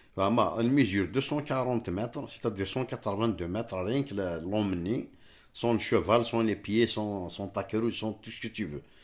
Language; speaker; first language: French; non-native, local second language; Arabic